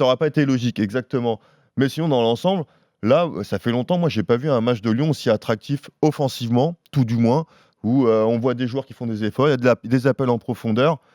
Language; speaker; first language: French; native; French